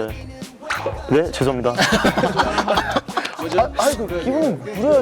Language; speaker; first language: Korean; non-native, fluent; English